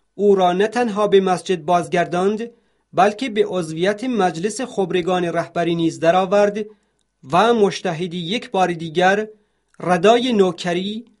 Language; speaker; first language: Persian; non-native, local second language; Central Kurdish